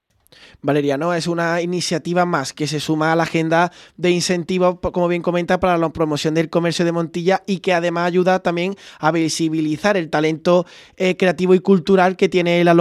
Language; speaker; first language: Spanish; native; Spanish